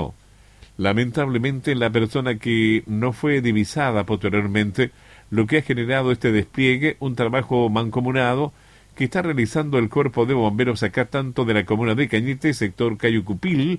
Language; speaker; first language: Spanish; native; Spanish